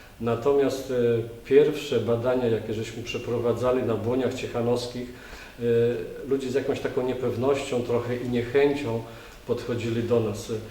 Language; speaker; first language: Polish; native; Polish